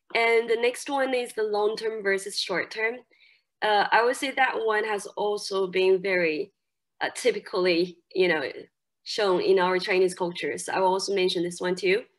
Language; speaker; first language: English; non-native, fluent; Chinese